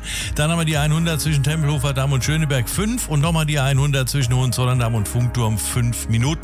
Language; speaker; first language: German; native; German